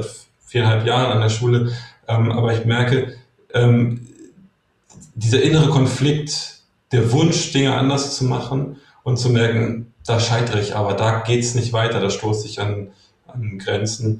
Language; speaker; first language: German; native; German